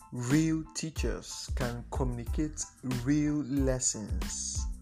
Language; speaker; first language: English; non-native, local second language; Igbo